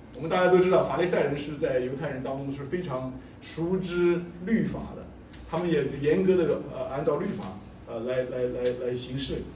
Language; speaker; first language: Chinese; native; Chinese